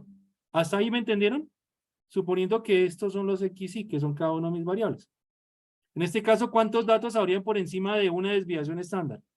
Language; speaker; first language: Spanish; native; Spanish